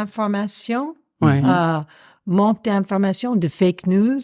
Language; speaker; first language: French; non-native, fluent; English